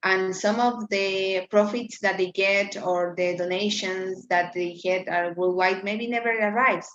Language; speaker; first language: English; non-native, fluent; Spanish